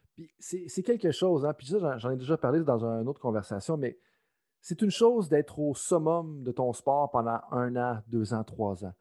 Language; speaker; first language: French; native; French